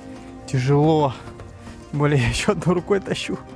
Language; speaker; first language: Russian; native; Russian